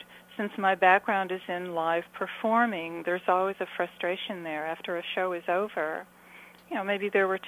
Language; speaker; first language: English; native; English